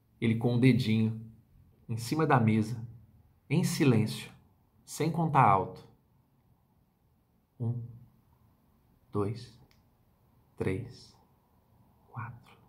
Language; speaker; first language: Portuguese; native; Portuguese